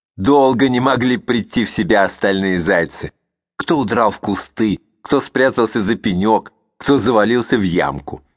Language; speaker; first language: Russian; native; Russian